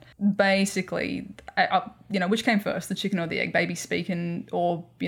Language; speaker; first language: English; native; English